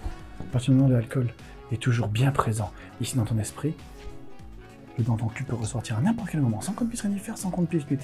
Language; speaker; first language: French; native; French